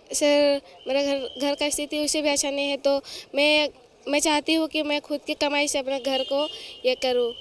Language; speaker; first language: Hindi; native; Hindi